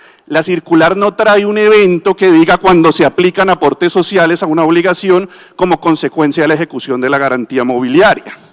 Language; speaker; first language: Spanish; native; Spanish